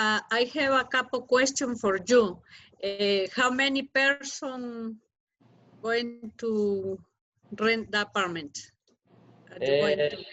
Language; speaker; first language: English; non-native, learner; Spanish